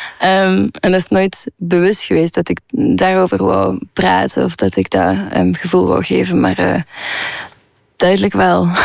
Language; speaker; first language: Dutch; non-native, local second language; French